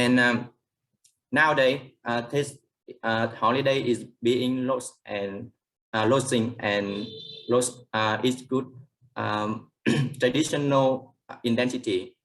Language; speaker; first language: English; non-native, learner; Vietnamese